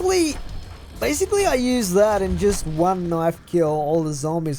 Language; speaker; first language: English; native; English